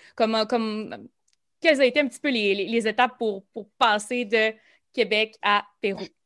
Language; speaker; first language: French; native; French